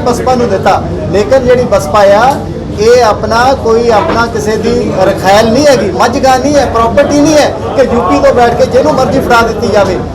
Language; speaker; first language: Hindi; non-native, local second language; Punjabi